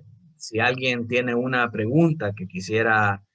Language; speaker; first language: Spanish; native; Spanish